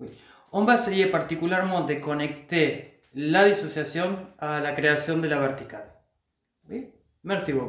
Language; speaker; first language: French; non-native, fluent; Spanish